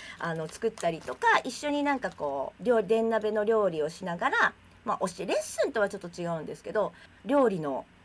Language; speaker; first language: Japanese; native; Japanese